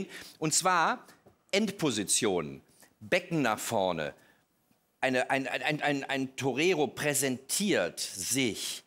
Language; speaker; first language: German; native; German